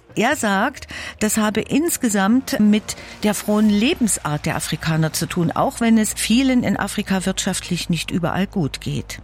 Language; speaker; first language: German; native; German